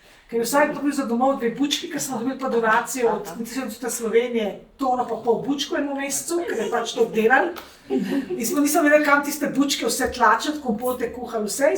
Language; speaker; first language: Slovenian; native; Slovenian